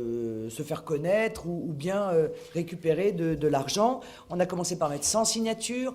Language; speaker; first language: French; native; French